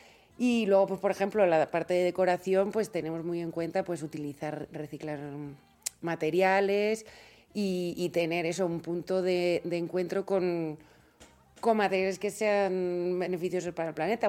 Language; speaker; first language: Spanish; native; Spanish